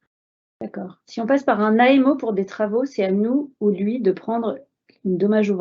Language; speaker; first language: French; native; French